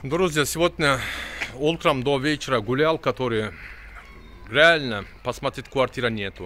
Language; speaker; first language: Russian; non-native, learner; Turkish